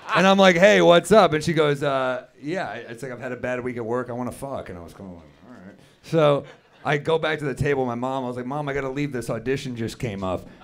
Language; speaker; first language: English; native; English